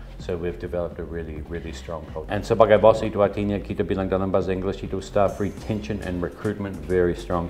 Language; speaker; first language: English; native; English